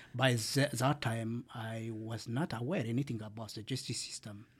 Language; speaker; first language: English; non-native, fluent; Amharic